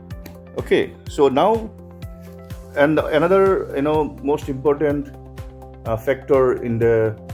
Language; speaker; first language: English; non-native, local second language; Assamese